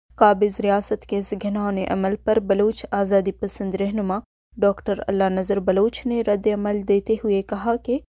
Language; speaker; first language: Urdu; non-native, local second language; Baluchi